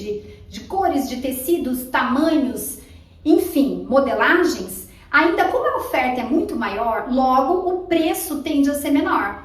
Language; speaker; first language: Portuguese; native; Portuguese